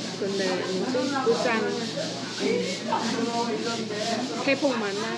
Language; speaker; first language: Korean; non-native, learner; Vietnamese